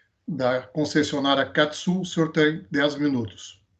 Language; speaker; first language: Portuguese; native; Portuguese